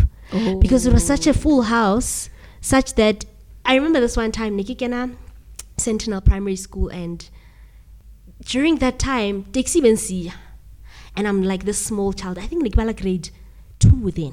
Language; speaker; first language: English; non-native, local second language; Southern Sotho